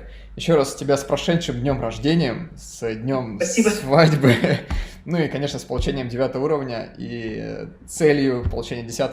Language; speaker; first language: Russian; native; Russian